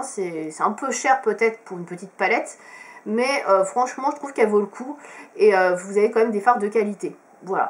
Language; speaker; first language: French; native; French